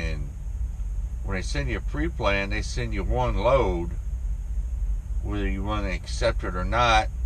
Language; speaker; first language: English; native; English